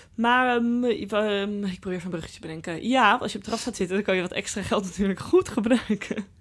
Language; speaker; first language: Dutch; native; Dutch